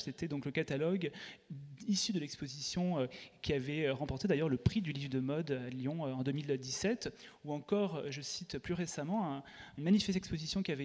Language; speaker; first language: French; native; French